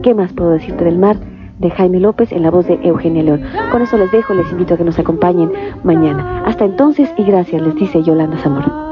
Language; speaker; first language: Spanish; native; Spanish